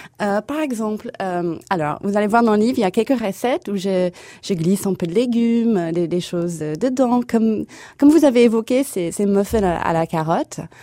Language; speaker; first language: French; non-native, fluent; English